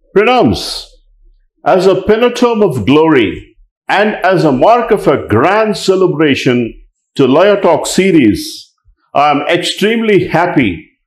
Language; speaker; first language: English; non-native, local second language; Tamil